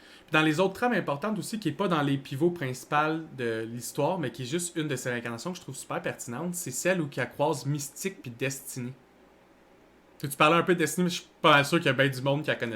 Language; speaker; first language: French; native; French